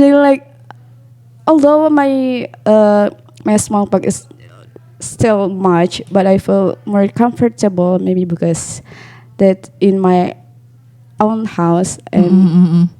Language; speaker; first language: English; non-native, learner; Indonesian